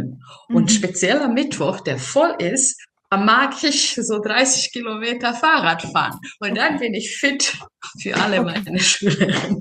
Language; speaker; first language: German; non-native, fluent; Serbian